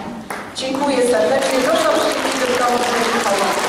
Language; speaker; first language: Polish; native; Polish